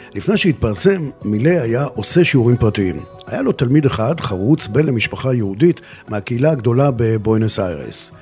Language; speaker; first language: Hebrew; native; Hebrew